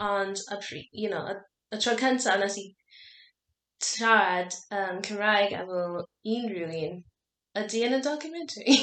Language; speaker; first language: Welsh; non-native, learner; English